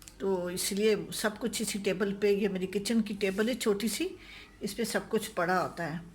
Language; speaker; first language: Urdu; non-native, local second language; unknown